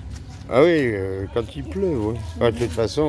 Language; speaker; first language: French; native; French